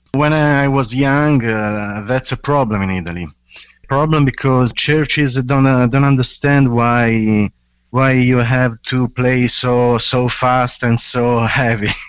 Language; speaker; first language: English; non-native, fluent; Italian